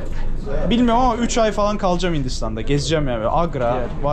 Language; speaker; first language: Turkish; native; Turkish